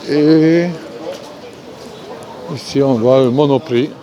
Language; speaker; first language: French; non-native, fluent; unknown